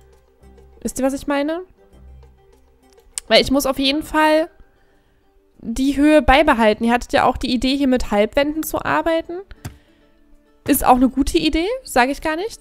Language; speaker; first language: German; native; German